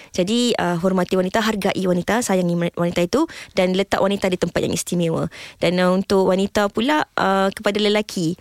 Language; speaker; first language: Malay; native; Malay